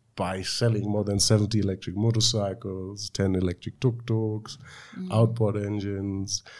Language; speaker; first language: English; non-native, fluent; German